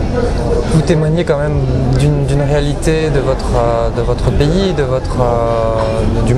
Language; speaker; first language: French; native; French